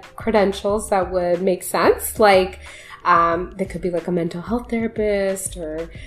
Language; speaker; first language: English; early bilingual, other home language; Urdu